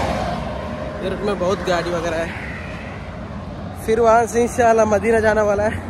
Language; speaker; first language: Hindi; non-native, local second language; Kannada